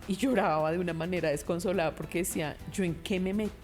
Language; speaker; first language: Spanish; native; Spanish